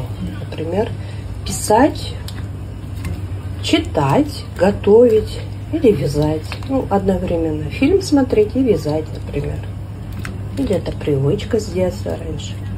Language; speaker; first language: Russian; non-native, local second language; Kazakh